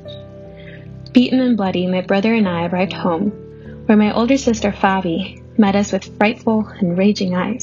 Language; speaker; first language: English; early bilingual, other home language; Spanish